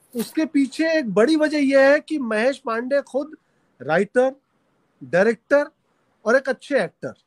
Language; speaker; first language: Hindi; native; Hindi